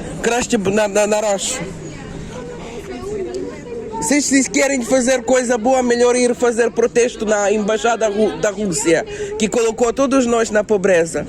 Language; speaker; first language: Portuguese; non-native, learner; Ukrainian